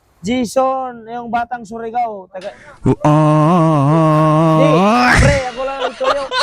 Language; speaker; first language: Filipino; non-native, local second language; Cebuano